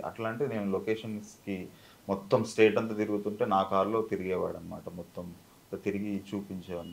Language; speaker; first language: Telugu; native; Telugu